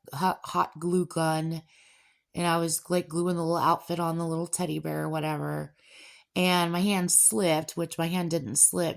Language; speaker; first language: English; native; English